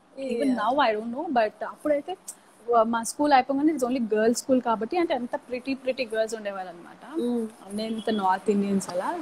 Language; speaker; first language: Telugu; non-native, local second language; Tamil